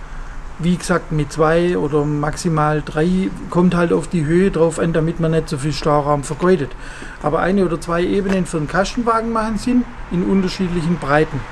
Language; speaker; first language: German; native; German